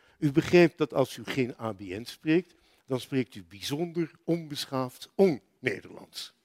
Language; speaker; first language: Dutch; native; Dutch